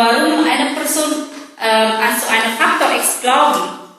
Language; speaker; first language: German; non-native, learner; Indonesian